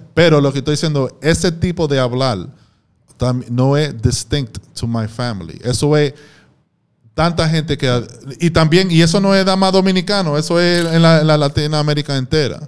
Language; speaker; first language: Spanish; early bilingual, heritage; Spanish